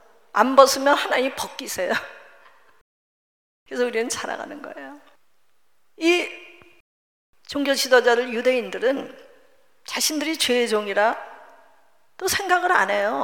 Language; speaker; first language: Korean; native; Korean